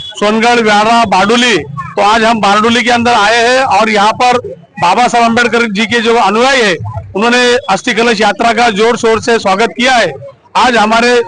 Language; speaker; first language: Hindi; non-native, local second language; Marathi